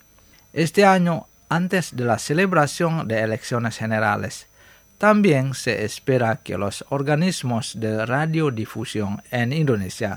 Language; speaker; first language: Spanish; non-native, fluent; Indonesian